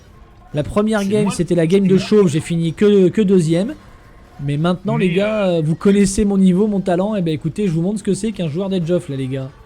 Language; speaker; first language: French; native; French